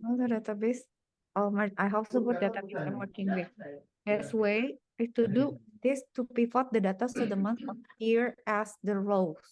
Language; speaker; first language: English; non-native, fluent; Indonesian